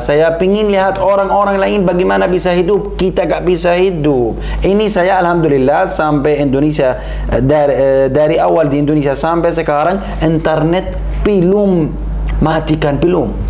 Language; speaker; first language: Indonesian; non-native, learner; Arabic